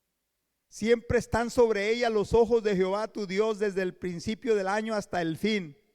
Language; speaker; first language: Spanish; native; Spanish